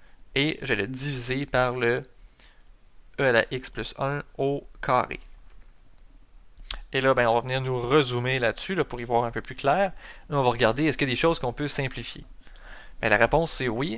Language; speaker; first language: French; native; French